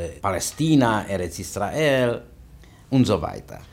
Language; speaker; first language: German; non-native, fluent; Czech